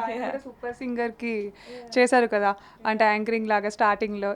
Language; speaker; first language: Telugu; native; Telugu